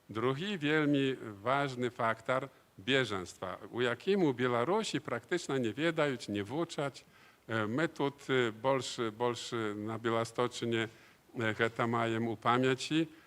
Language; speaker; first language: Polish; non-native, learner; Belarusian